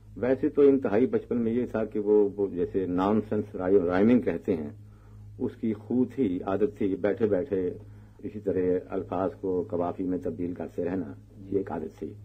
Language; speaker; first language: Urdu; non-native, local second language; Punjabi